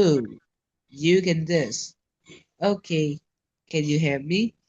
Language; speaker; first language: English; non-native, learner; Vietnamese